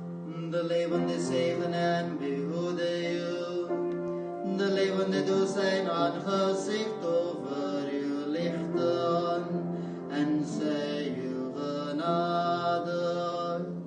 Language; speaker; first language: Dutch; non-native, fluent; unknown